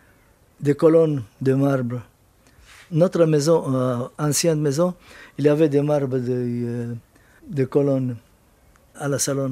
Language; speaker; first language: French; non-native, learner; Arabic